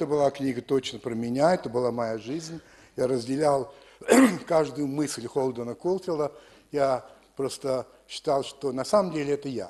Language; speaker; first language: Russian; early bilingual, heritage; French